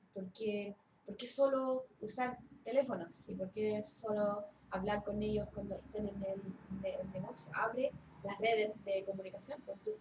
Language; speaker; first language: Spanish; early bilingual, heritage; Spanish